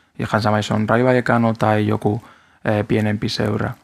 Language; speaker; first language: Finnish; non-native, learner; Spanish